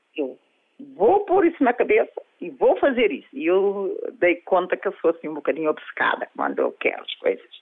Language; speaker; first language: Portuguese; non-native, local second language; Kabuverdianu